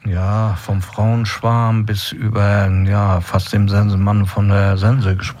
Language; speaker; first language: German; native; German